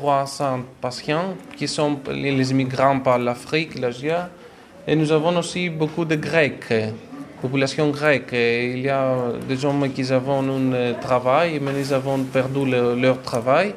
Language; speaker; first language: French; non-native, learner; Greek